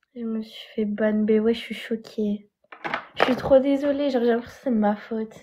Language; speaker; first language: French; native; French